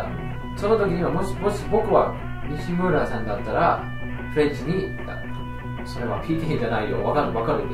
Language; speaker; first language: Japanese; non-native, fluent; English